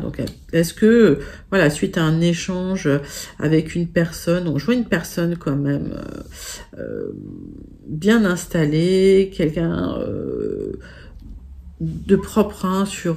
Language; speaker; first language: French; native; French